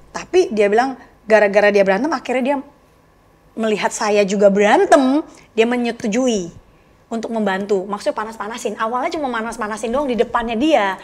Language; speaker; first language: Indonesian; native; Indonesian